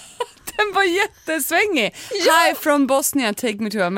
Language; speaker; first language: Swedish; native; Swedish